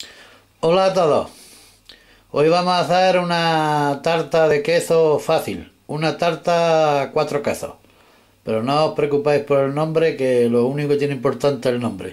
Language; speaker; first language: Spanish; native; Spanish